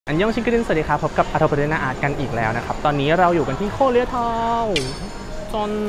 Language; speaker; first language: Thai; native; Thai